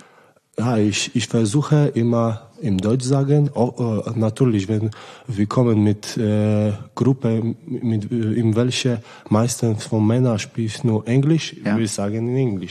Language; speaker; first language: German; non-native, learner; Polish